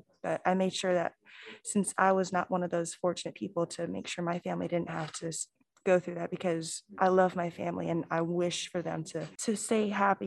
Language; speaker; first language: English; native; English